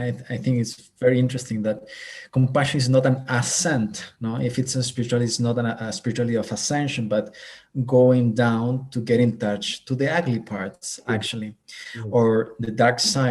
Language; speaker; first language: English; non-native, fluent; Spanish